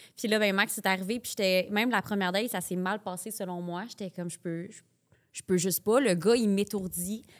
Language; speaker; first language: French; native; French